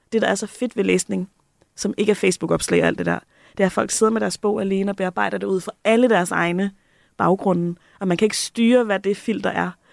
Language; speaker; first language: Danish; native; Danish